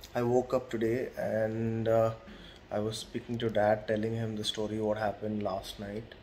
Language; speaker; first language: English; non-native, local second language; Tamil